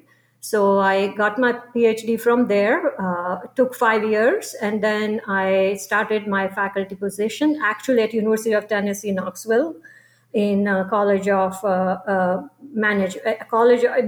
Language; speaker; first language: English; non-native, local second language; Gujarati